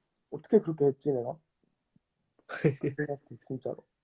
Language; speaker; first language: Korean; non-native, fluent; Japanese